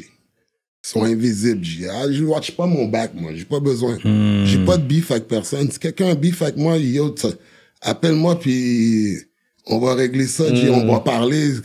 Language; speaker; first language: French; native; French